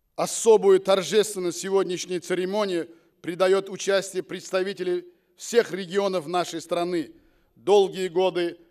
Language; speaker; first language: Russian; non-native, local second language; Uzbek